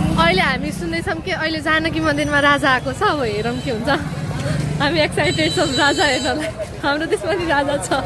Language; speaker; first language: Nepali; non-native, local second language; Maithili